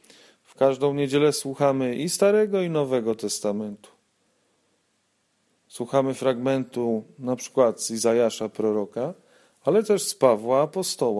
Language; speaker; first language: Polish; native; Polish